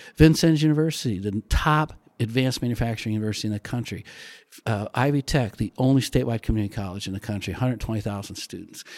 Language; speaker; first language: English; native; English